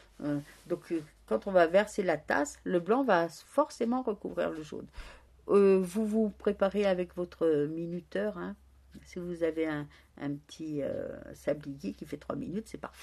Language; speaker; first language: French; native; French